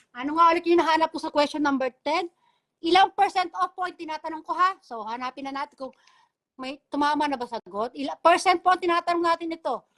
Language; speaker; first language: Filipino; non-native, local second language; Bikol